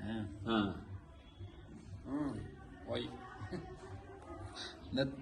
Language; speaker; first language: English; non-native, learner; Dutch